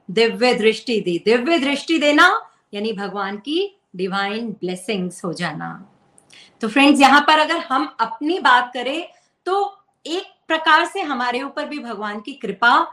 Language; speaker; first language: Hindi; native; Hindi